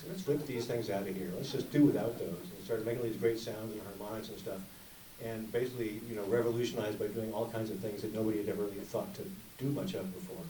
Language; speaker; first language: English; native; English